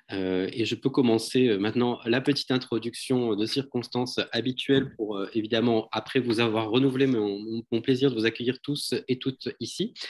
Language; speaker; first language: French; native; French